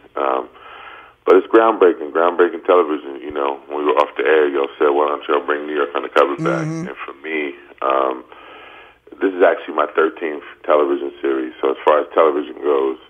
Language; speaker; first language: English; native; English